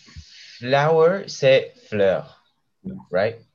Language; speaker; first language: French; non-native, learner; Spanish